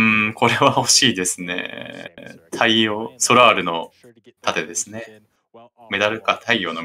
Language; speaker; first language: Japanese; native; Japanese